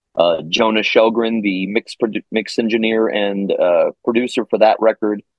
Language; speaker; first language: English; native; English